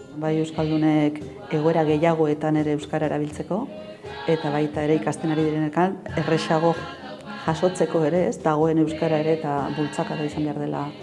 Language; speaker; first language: Basque; non-native, local second language; Spanish